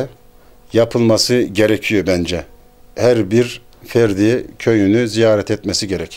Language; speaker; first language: Turkish; native; Turkish